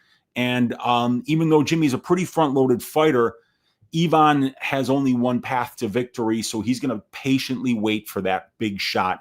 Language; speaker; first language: English; native; English